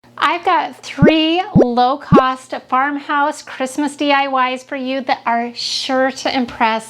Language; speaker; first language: English; native; English